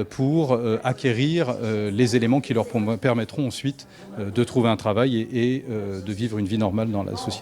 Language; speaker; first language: French; native; French